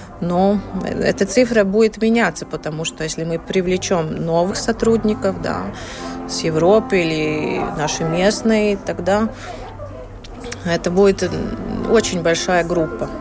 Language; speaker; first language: Russian; non-native, local second language; Latvian